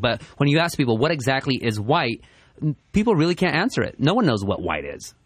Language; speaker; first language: English; early bilingual, other home language; Spanish